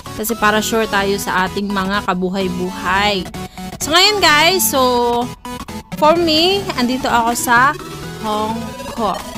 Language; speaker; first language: Filipino; native; Filipino